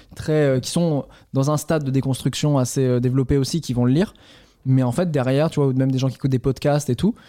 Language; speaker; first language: French; native; French